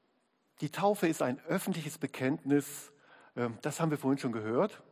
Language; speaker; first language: German; native; German